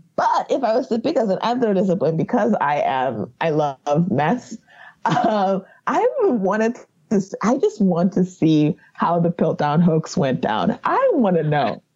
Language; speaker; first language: English; non-native, local second language; Yoruba